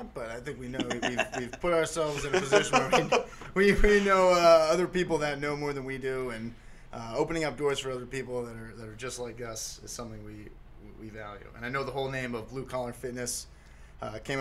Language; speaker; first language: English; native; English